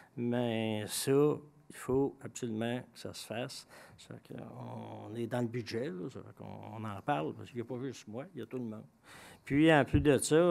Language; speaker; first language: French; native; French